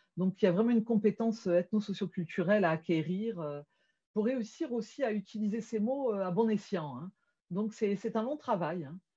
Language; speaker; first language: French; native; French